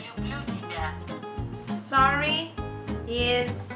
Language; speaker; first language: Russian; non-native, learner; Italian